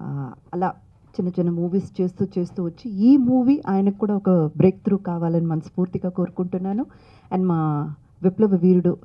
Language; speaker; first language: Telugu; native; Telugu